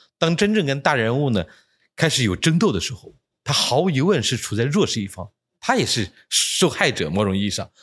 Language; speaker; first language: Chinese; native; Chinese